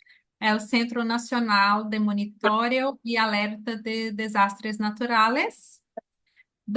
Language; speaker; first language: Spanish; non-native, learner; Portuguese